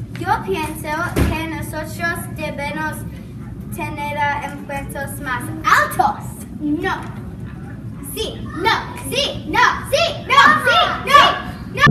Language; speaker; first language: Spanish; non-native, learner; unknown